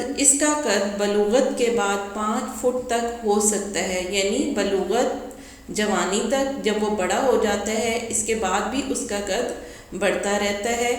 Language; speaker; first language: Urdu; native; Urdu